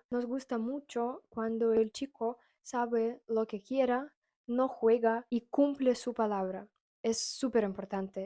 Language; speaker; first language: Spanish; non-native, fluent; Russian